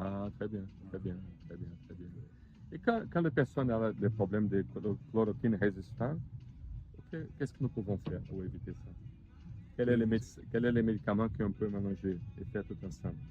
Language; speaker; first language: French; non-native, learner; Portuguese